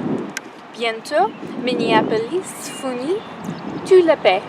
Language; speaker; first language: French; non-native, learner; English